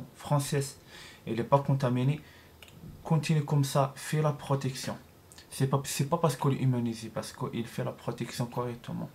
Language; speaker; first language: French; non-native, learner; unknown